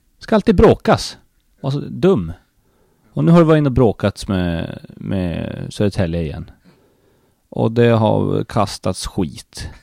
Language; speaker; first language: Swedish; native; Swedish